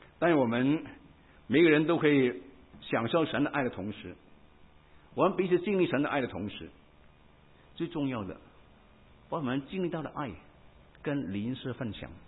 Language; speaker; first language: Chinese; non-native, local second language; Cantonese